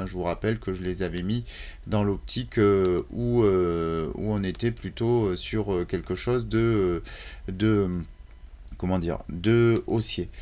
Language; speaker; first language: French; native; French